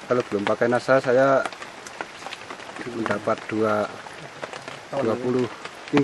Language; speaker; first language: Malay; non-native, local second language; Javanese